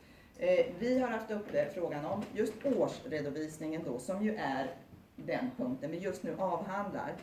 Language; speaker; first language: Swedish; native; Swedish